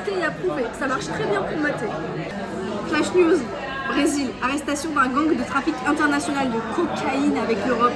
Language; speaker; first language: French; native; French